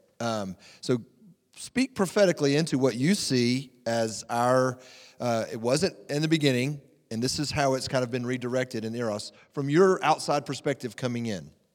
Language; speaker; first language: English; native; English